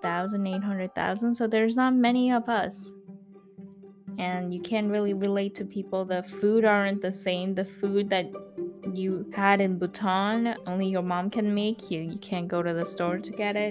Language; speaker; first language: English; early bilingual, other home language; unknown